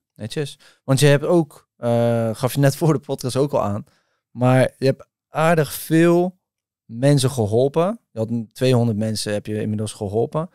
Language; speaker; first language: Dutch; native; Dutch